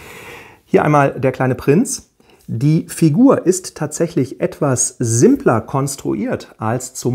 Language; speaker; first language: German; native; German